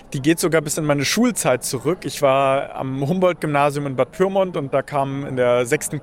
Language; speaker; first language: German; early bilingual, other home language; Russian